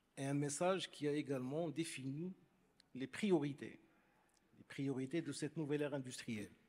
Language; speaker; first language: French; non-native, local second language; Arabic